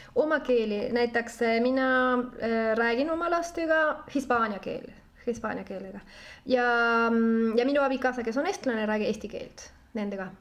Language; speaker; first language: Estonian; non-native, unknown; Spanish